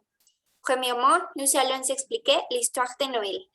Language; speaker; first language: French; non-native, learner; Spanish